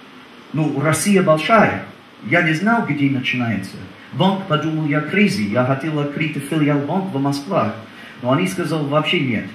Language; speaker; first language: Russian; non-native, learner; English